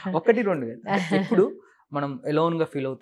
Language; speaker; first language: Telugu; native; Telugu